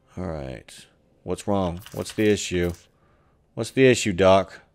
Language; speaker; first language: English; native; English